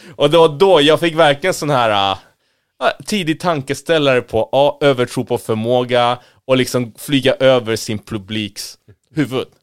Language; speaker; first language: Swedish; early bilingual, other home language; Spanish